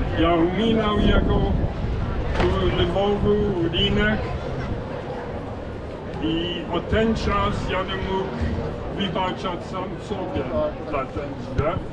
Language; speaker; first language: Polish; non-native, learner; English